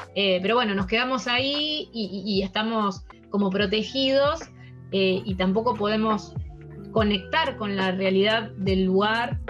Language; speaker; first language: Spanish; early bilingual, heritage; French